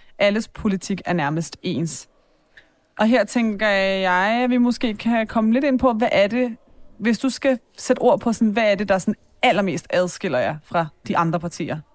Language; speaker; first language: Danish; early bilingual, other home language; Persian